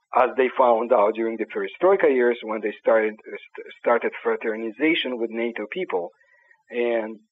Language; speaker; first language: English; non-native, fluent; Ukrainian